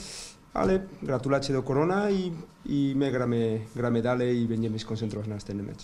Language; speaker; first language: Polish; non-native, learner; Spanish